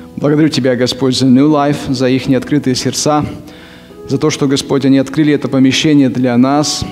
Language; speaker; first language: Russian; native; Russian